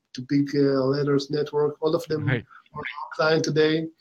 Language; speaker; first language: English; non-native, fluent; Hebrew